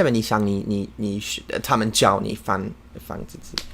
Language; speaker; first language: Chinese; non-native, learner; English